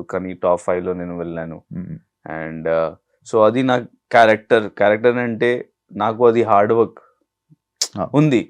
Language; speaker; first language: Telugu; non-native, learner; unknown